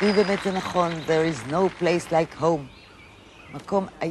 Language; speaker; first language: Hebrew; native; Hebrew